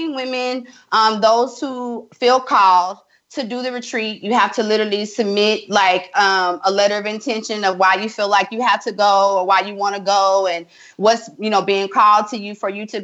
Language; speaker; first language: English; native; English